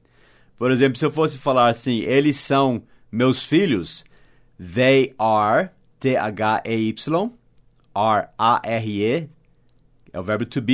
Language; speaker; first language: Portuguese; non-native, fluent; English